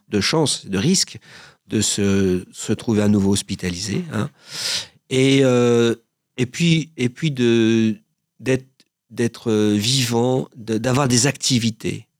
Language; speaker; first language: French; native; French